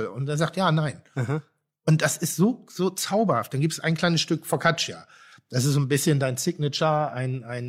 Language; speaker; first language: German; native; German